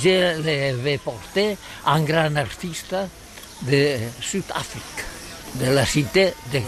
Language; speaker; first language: French; non-native, learner; Catalan